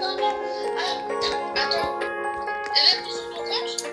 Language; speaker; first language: French; non-native, learner; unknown